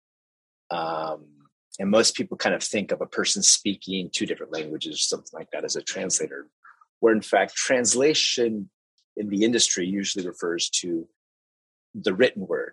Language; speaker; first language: English; early bilingual, other home language; Spanish